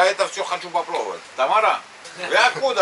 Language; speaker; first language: Russian; non-native, learner; English